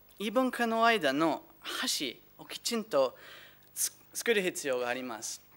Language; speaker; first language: Japanese; non-native, fluent; English